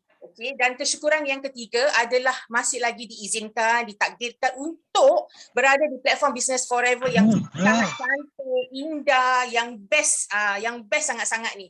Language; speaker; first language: Malay; native; Malay